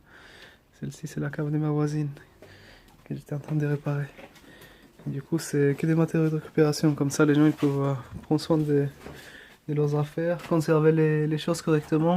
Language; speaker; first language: French; early bilingual, other home language; Spanish